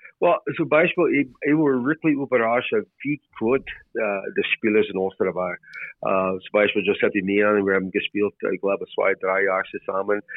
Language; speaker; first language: German; non-native, learner; English